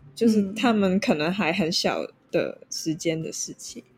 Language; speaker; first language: Chinese; non-native, local second language; Cantonese